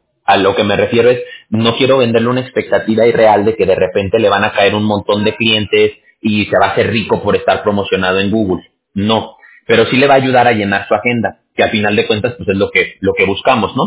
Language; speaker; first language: Spanish; native; Spanish